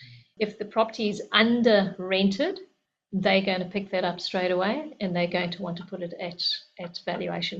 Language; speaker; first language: English; native; English